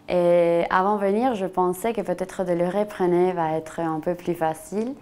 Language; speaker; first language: French; non-native, fluent; Spanish